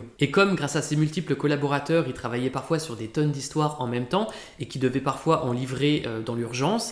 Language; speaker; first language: French; native; French